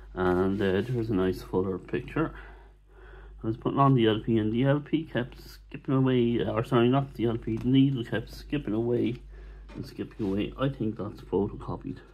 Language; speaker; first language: English; native; English